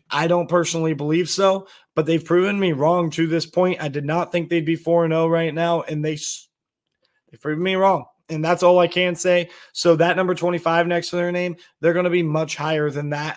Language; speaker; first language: English; native; English